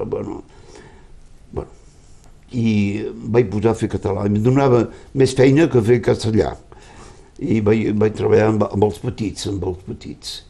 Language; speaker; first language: Catalan; early bilingual, heritage; Catalan